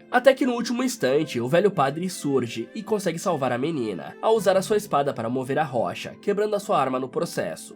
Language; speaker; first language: Portuguese; native; Portuguese